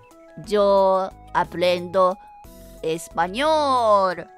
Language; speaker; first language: Spanish; non-native, learner; Japanese